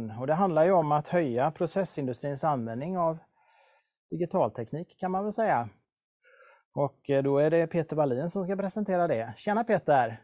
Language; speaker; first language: Swedish; native; Swedish